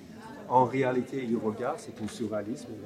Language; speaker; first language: French; non-native, fluent; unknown